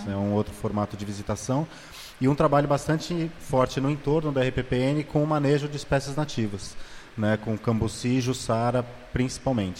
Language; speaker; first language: Portuguese; native; Portuguese